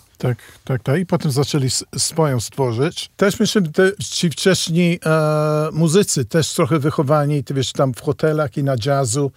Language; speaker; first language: Polish; non-native, fluent; English